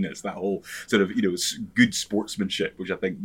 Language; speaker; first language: English; native; English